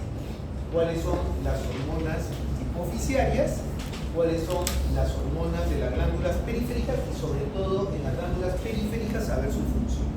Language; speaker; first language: Spanish; native; Spanish